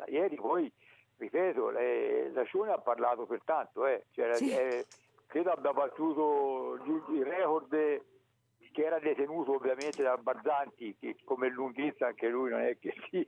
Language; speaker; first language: Italian; native; Italian